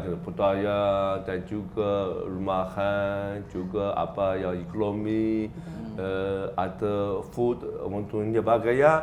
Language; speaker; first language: Indonesian; non-native, learner; Chinese